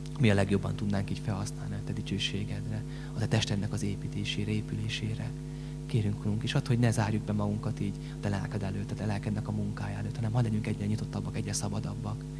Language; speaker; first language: Hungarian; native; Hungarian